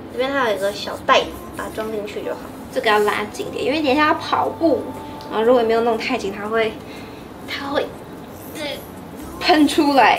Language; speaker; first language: Chinese; native; Chinese